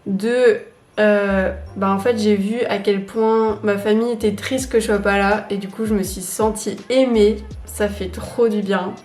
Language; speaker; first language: French; native; French